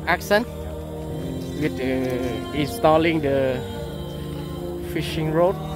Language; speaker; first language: English; non-native, learner; Vietnamese